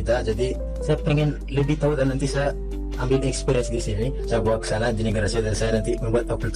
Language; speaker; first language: Indonesian; non-native, fluent; Malagasy